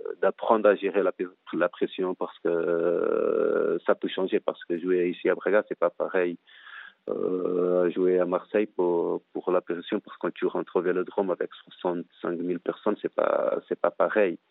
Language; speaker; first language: French; non-native, fluent; Portuguese